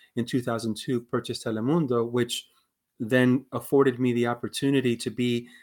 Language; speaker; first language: English; early bilingual, other home language; Spanish